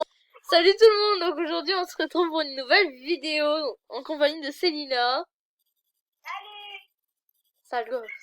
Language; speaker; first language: French; native; French